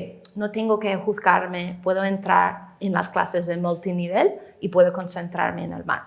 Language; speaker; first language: Spanish; non-native, fluent; English